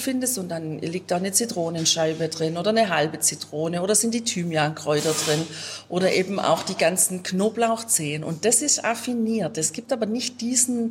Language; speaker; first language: German; native; German